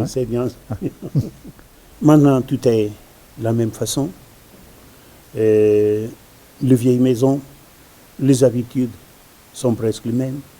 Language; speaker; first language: French; non-native, learner; Portuguese